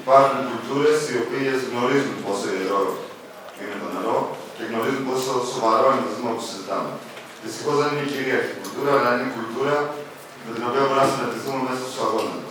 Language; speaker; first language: Greek; native; Greek